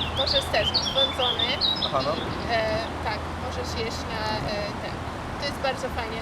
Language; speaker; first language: Polish; non-native, learner; Afrikaans